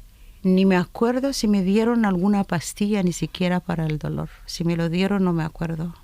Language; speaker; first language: Spanish; non-native, fluent; Somali